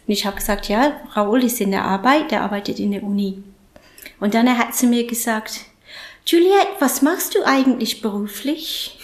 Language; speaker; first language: German; non-native, fluent; English